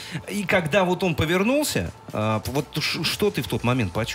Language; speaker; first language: Russian; native; Russian